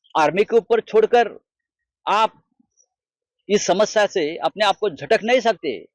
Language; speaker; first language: Hindi; non-native, local second language; Marathi